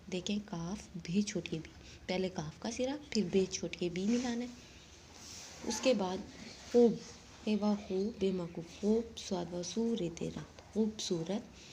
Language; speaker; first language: Hindi; non-native, local second language; Saraiki